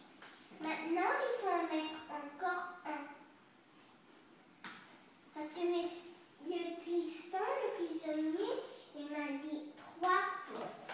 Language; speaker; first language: French; early bilingual, other home language; English